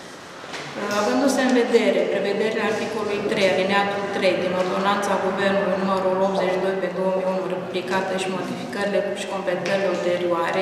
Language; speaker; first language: Romanian; native; Romanian